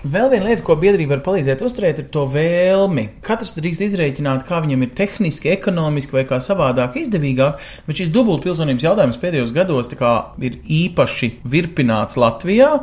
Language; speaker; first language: Latvian; native; Latvian